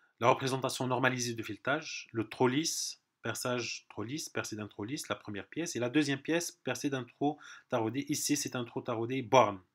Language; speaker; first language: French; non-native, local second language; Arabic